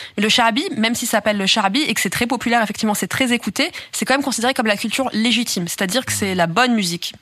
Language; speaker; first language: French; native; French